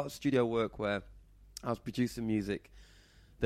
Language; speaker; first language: English; native; English